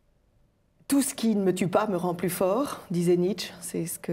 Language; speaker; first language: French; native; French